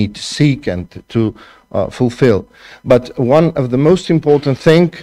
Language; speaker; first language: English; non-native, fluent; Bulgarian